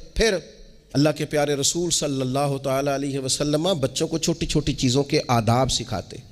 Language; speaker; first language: Urdu; non-native, local second language; Punjabi